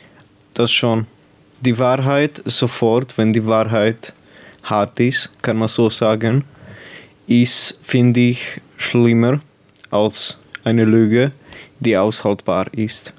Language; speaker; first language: German; non-native, local second language; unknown